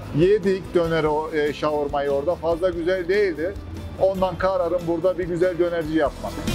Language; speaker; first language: Turkish; early bilingual, heritage; Turkish